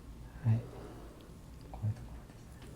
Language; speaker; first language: Japanese; non-native, learner; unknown